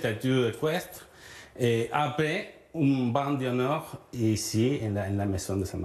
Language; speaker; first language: French; non-native, learner; Spanish